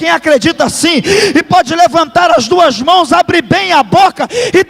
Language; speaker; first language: Portuguese; native; Portuguese